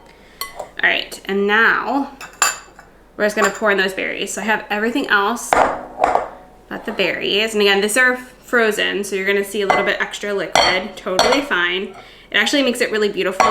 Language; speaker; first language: English; native; English